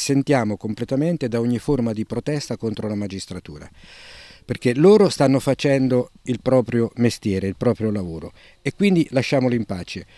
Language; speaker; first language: Italian; native; Italian